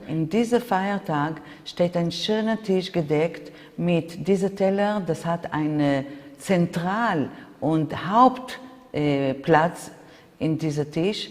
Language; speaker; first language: German; non-native, fluent; Hebrew